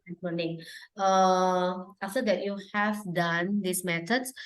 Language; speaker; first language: English; non-native, learner; Indonesian